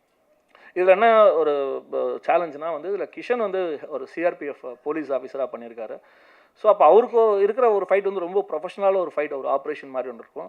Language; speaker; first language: Tamil; native; Tamil